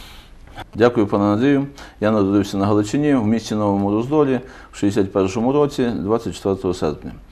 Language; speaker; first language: Ukrainian; native; Ukrainian